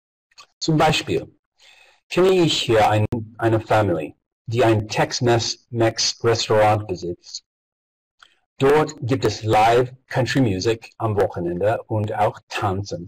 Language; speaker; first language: German; non-native, fluent; English